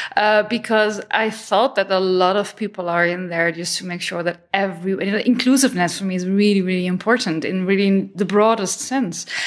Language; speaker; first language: English; non-native, fluent; Dutch